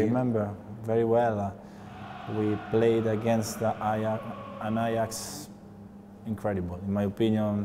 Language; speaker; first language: English; non-native, learner; Italian